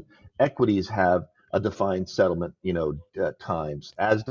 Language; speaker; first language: English; native; English